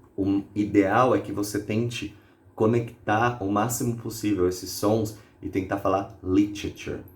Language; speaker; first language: Portuguese; native; Portuguese